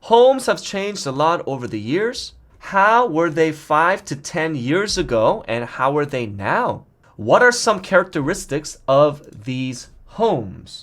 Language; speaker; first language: English; early bilingual, other home language; Korean